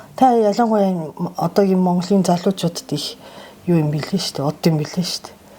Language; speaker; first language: Mongolian; non-native, fluent; Japanese